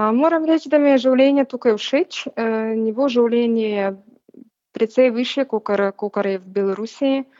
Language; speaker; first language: Slovenian; non-native, fluent; Russian